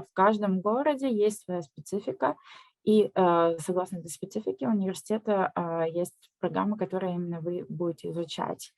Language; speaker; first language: Russian; native; Russian